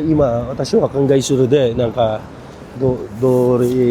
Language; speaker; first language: Japanese; non-native, learner; Filipino